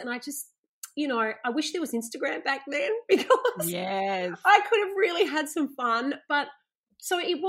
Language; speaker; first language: English; native; English